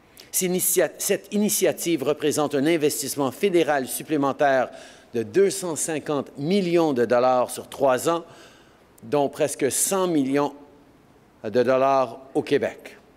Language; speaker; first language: French; native; French